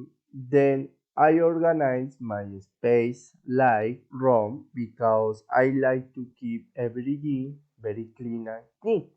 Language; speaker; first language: English; non-native, learner; Spanish